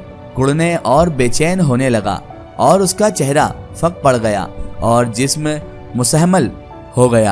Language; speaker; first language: Hindi; native; Hindi